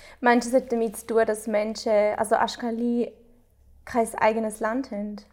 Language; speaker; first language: German; early bilingual, other home language; Albanian